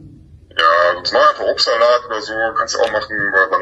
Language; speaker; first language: German; native; German